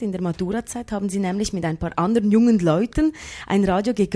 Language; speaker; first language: German; native; German